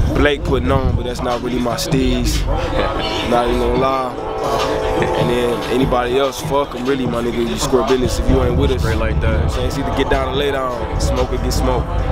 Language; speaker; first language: English; native; English